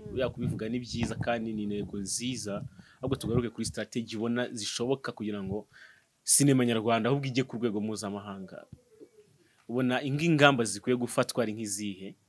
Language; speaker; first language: Kinyarwanda; native; Kinyarwanda